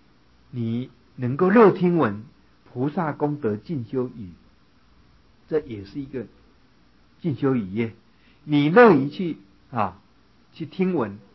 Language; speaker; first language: Chinese; native; Chinese